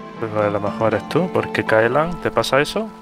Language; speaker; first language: Spanish; native; Spanish